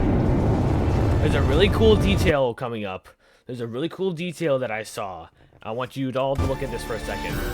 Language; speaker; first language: English; native; English